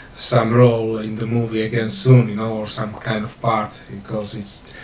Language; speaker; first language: English; non-native, fluent; Slovak